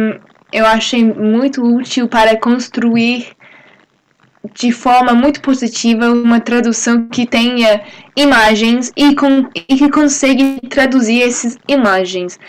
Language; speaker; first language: Portuguese; non-native, fluent; English